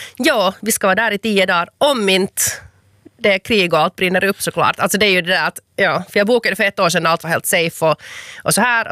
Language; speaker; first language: Swedish; native; Swedish